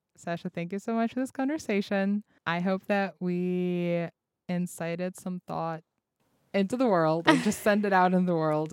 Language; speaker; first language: English; non-native, fluent; Russian